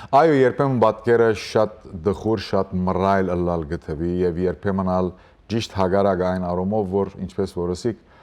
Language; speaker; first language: Armenian; early bilingual, heritage; Armenian